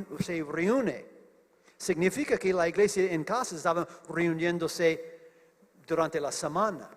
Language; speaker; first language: Spanish; non-native, fluent; English